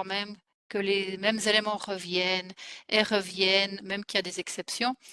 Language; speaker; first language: French; non-native, fluent; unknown